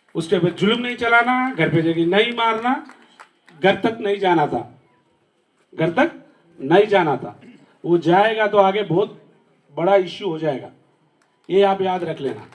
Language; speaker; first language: Hindi; non-native, local second language; Lambadi